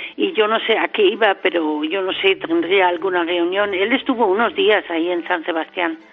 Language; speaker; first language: Spanish; non-native, fluent; German